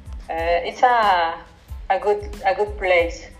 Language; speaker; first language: English; non-native, learner; Spanish